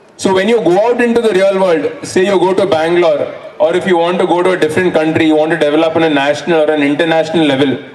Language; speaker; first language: English; non-native, local second language; Kannada